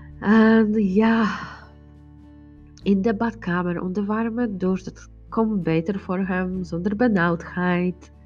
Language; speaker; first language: Dutch; non-native, learner; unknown